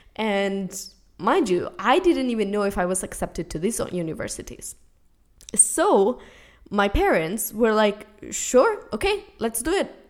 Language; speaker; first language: English; non-native, fluent; Spanish